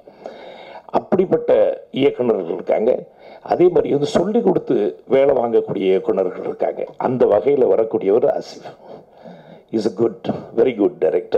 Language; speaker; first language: Tamil; native; Tamil